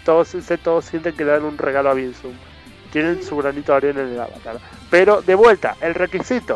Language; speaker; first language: Spanish; native; Spanish